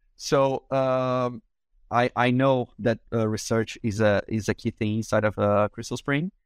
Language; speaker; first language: English; non-native, fluent; Portuguese